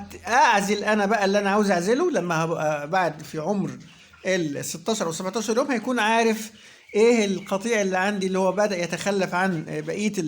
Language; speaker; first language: Arabic; native; Arabic